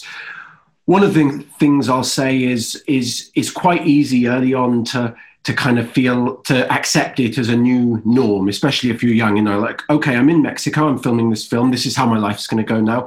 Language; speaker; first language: English; native; English